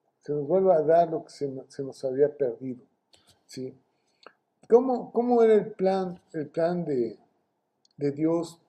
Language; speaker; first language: Spanish; native; Spanish